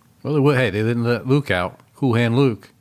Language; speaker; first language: English; native; English